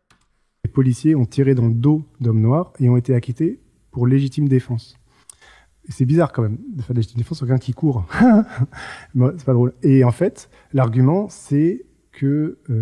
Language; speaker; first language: French; native; French